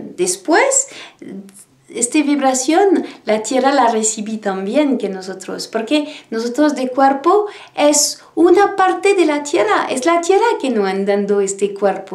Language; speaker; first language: Spanish; non-native, learner; French